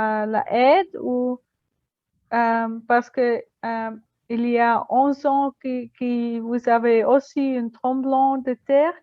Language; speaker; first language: French; non-native, learner; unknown